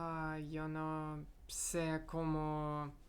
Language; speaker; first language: Spanish; non-native, learner; Russian